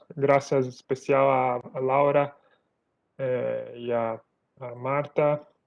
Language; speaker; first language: Spanish; non-native, fluent; Portuguese